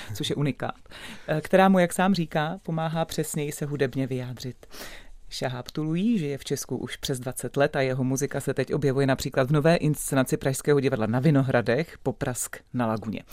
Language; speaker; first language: Czech; native; Czech